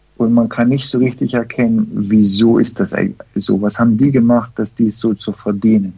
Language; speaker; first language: German; early bilingual, heritage; German